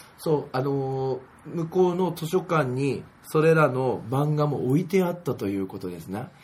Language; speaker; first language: Japanese; native; Japanese